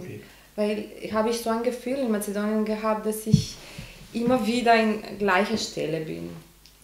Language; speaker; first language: German; non-native, learner; Macedonian